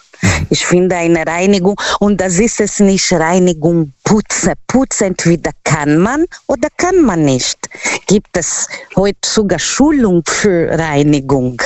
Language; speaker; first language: German; non-native, learner; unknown